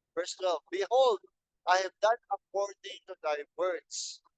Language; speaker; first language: English; non-native, local second language; Filipino